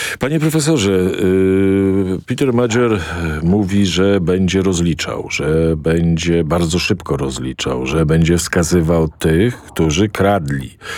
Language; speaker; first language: Polish; native; Polish